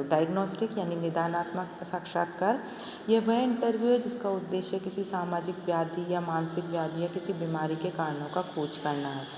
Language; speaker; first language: Hindi; native; Hindi